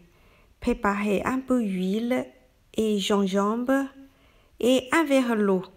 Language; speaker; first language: French; non-native, learner; Chinese